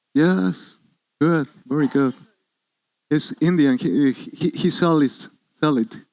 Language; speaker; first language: English; non-native, learner; Spanish